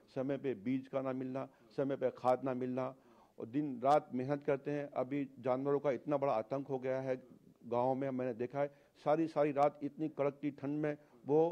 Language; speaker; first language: Hindi; native; Hindi